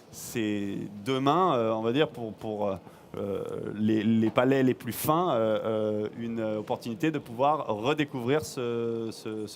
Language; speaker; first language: French; native; French